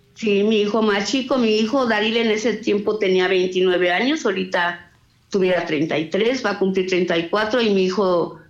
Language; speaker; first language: Spanish; native; Spanish